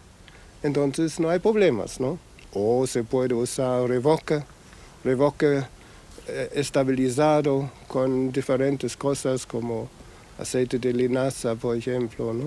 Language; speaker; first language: Spanish; non-native, fluent; German